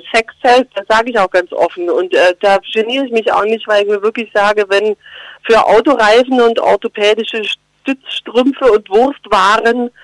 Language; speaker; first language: German; native; German